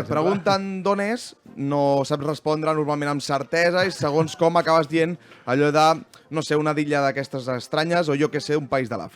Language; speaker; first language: Catalan; native; Catalan